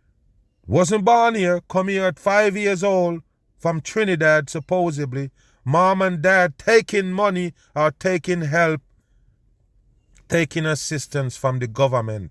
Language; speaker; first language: English; native; English